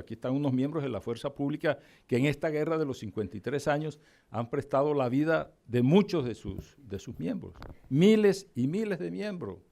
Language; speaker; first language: Spanish; native; Spanish